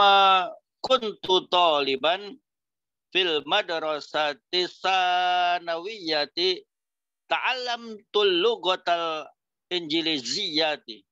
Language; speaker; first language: Arabic; non-native, learner; Indonesian